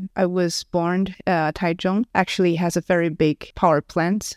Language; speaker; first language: English; non-native, fluent; Chinese